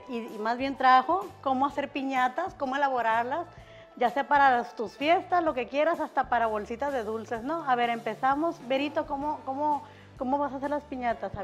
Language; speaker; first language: Spanish; native; Spanish